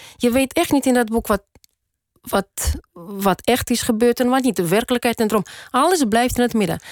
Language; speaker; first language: Dutch; non-native, fluent; Russian